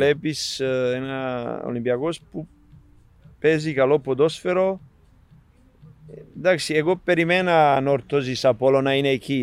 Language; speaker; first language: Greek; non-native, learner; Serbian